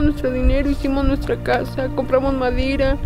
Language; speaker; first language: Spanish; native; Spanish